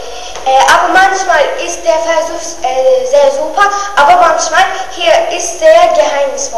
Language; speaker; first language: German; non-native, learner; Turkish